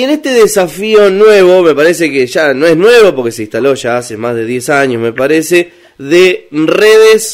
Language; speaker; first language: Spanish; native; Spanish